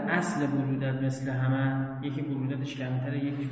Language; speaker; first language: Persian; native; Persian